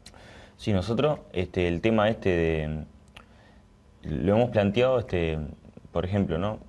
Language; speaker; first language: Spanish; native; Spanish